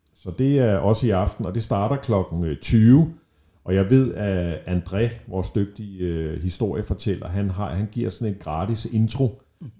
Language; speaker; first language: Danish; native; Danish